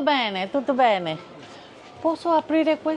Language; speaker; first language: Italian; non-native, learner; English